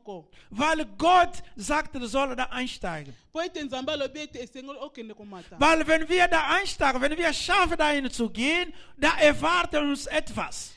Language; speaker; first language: German; non-native, learner; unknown